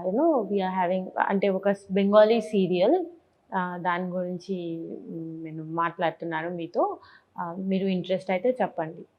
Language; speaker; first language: Telugu; non-native, learner; Bangla